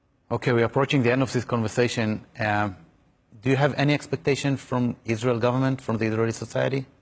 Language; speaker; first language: English; non-native, fluent; Hebrew